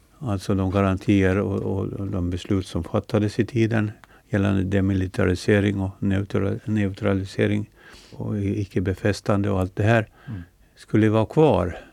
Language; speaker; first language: Swedish; native; Swedish